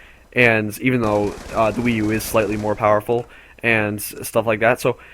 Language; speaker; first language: English; native; English